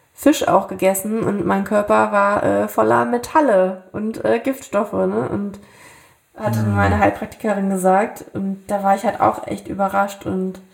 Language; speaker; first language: German; native; German